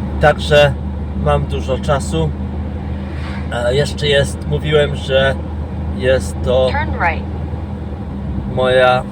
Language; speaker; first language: Polish; non-native, fluent; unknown